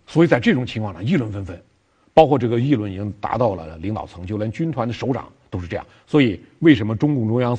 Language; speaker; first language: Chinese; native; Chinese